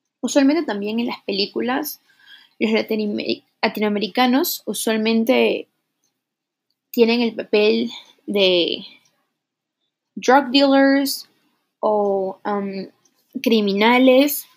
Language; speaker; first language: Spanish; early bilingual, heritage; Spanish